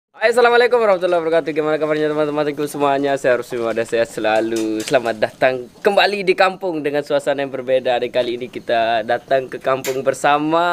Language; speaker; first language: Indonesian; non-native, local second language; Sasak